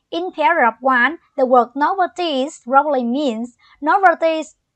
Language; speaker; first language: English; non-native, fluent; Vietnamese